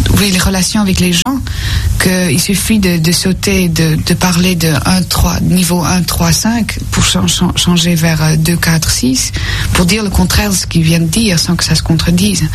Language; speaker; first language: French; non-native, fluent; Dutch